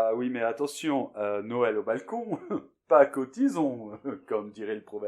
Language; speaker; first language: French; native; French